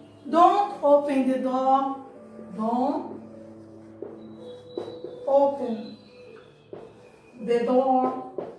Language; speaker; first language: English; non-native, learner; Portuguese